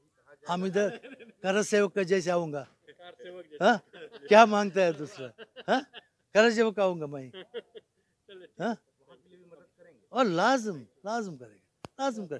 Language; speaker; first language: Hindi; non-native, local second language; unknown